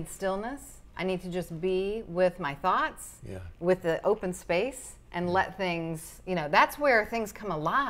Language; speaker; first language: English; native; English